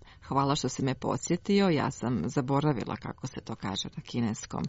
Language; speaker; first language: Croatian; native; Croatian